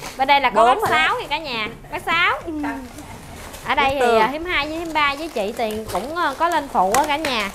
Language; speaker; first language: Vietnamese; native; Vietnamese